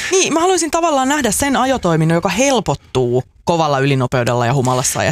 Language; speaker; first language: Finnish; native; Finnish